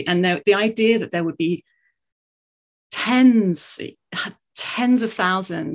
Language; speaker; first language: English; native; English